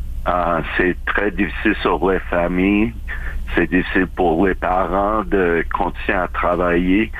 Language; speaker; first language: French; non-native, local second language; English